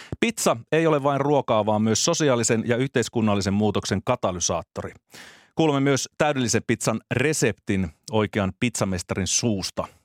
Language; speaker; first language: Finnish; native; Finnish